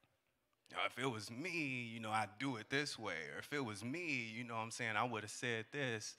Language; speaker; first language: English; native; English